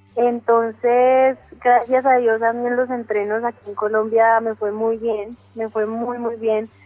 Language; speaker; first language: Spanish; native; Spanish